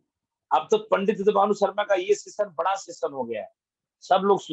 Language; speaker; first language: Hindi; native; Hindi